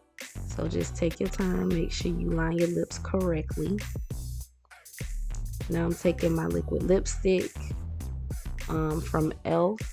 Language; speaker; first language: English; native; English